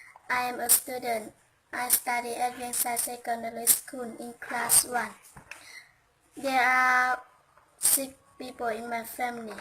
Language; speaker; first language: English; non-native, learner; Hmong